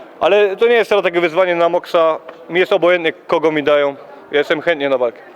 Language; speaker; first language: Polish; early bilingual, heritage; Polish